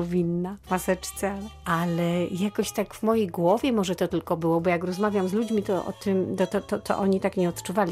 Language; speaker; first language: Polish; native; Polish